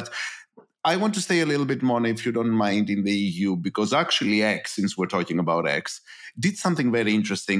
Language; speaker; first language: English; non-native, fluent; Greek